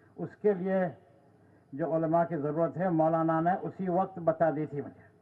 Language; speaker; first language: Urdu; non-native, local second language; Gujarati